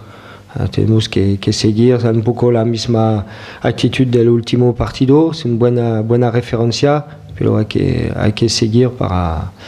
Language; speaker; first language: Spanish; non-native, fluent; French